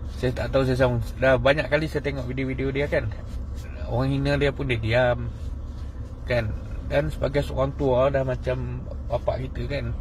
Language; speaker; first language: Malay; native; Malay